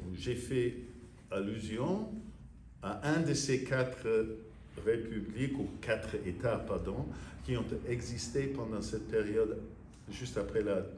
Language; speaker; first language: French; non-native, fluent; English